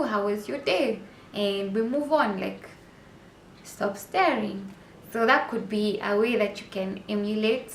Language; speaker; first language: English; non-native, local second language; Swahili